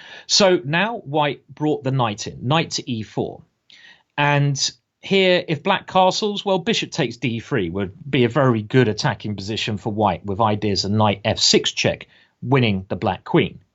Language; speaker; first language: English; native; English